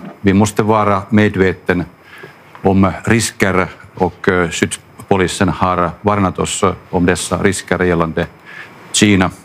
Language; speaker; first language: Swedish; non-native, local second language; Finnish